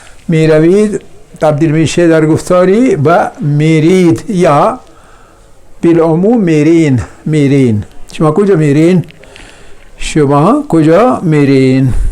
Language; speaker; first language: Persian; non-native, fluent; Urdu